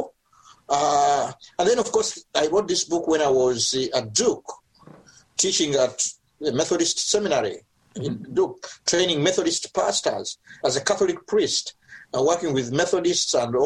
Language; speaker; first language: English; non-native, local second language; Ganda